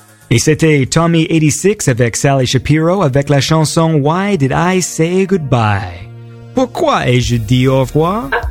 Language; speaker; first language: French; non-native, learner; English